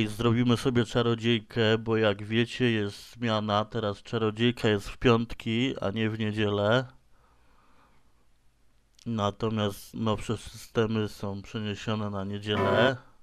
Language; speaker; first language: Polish; native; Polish